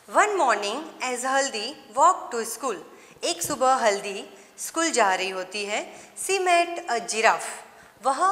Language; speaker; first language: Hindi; non-native, local second language; Gujarati